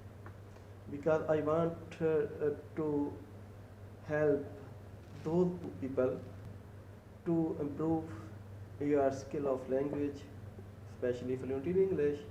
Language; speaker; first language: English; non-native, learner; Urdu